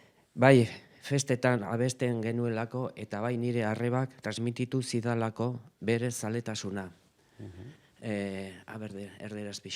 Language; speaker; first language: Basque; non-native, local second language; Spanish